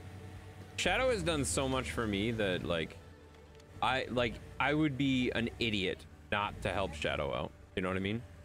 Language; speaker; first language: English; native; English